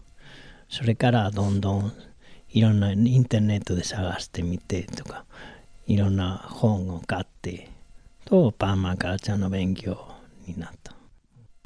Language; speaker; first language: Japanese; non-native, learner; Spanish